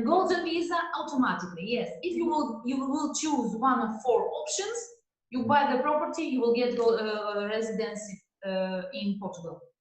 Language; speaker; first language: English; non-native, learner; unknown